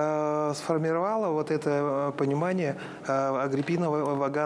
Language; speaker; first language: Russian; native; Russian